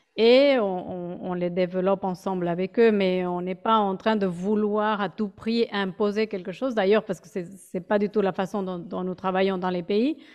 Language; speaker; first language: French; non-native, fluent; Spanish